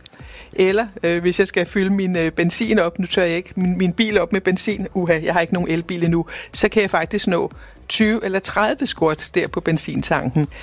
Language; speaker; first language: Danish; native; Danish